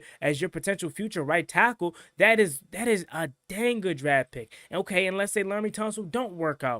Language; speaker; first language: English; native; English